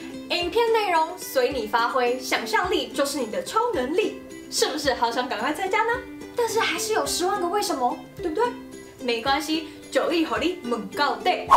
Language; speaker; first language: Chinese; native; Chinese